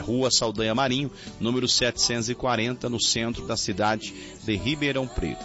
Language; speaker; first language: Portuguese; native; Portuguese